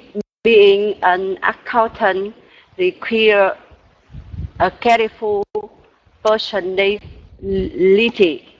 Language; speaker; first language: English; non-native, learner; Vietnamese